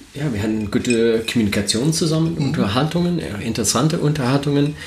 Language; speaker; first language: German; non-native, learner; English